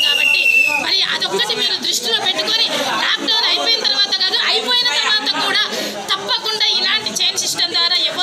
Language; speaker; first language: Telugu; native; Telugu